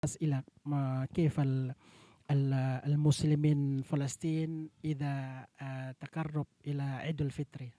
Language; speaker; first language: Arabic; non-native, learner; Indonesian